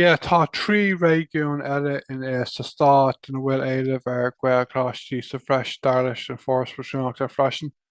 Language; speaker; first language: Irish; non-native, local second language; English